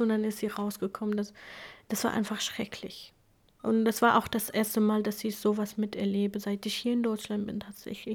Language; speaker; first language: German; non-native, fluent; Kurdish